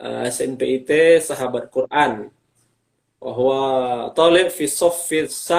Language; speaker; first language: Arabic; non-native, fluent; Indonesian